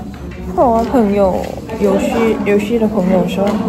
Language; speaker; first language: Chinese; non-native, learner; Thai